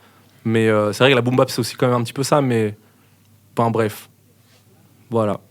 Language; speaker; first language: French; native; French